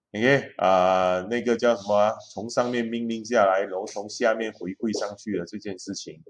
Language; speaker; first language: Chinese; native; Chinese